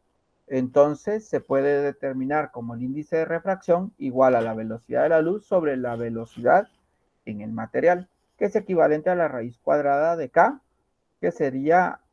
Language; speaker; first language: Spanish; native; Spanish